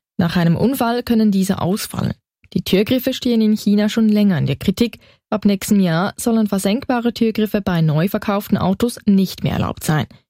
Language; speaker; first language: German; native; German